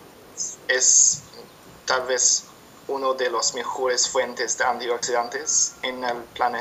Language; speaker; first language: Spanish; non-native, learner; English